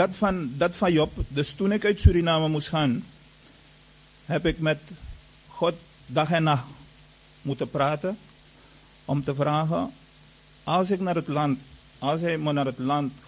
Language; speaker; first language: Dutch; non-native, fluent; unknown